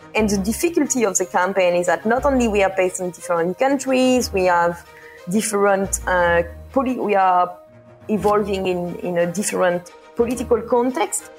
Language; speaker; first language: English; non-native, fluent; French